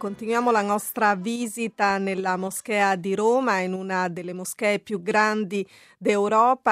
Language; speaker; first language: Italian; native; Italian